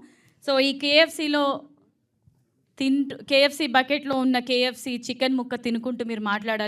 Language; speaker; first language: Telugu; native; Telugu